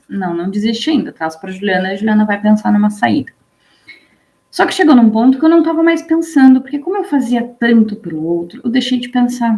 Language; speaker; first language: Portuguese; native; Portuguese